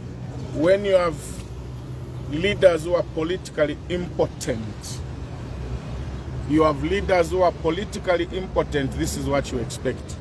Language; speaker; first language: English; non-native, local second language; Bemba